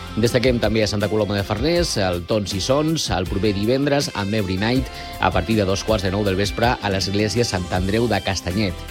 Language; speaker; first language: Catalan; native; Catalan